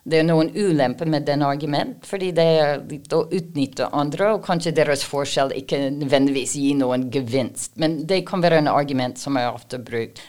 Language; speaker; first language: Norwegian; non-native, fluent; English